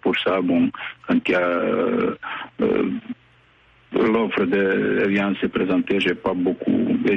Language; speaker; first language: French; non-native, fluent; Bosnian